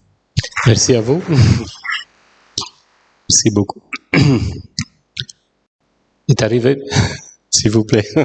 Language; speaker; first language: French; non-native, fluent; Italian